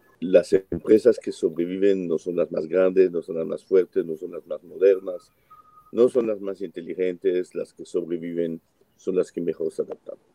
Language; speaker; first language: Spanish; non-native, fluent; French